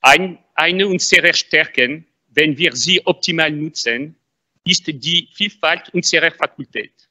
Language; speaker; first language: German; non-native, fluent; French